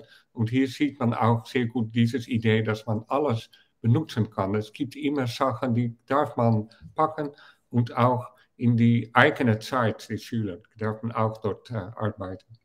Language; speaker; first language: German; non-native, fluent; Dutch